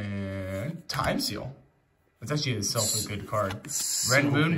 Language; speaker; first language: English; native; English